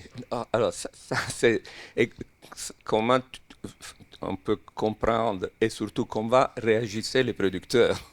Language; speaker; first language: French; non-native, fluent; Italian